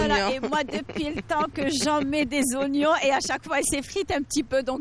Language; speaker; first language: French; non-native, local second language; Arabic